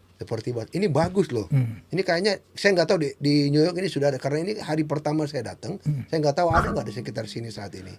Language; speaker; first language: Indonesian; native; Indonesian